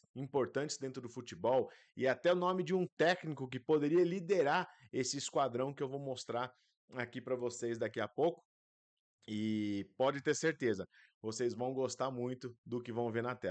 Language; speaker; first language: Portuguese; native; Portuguese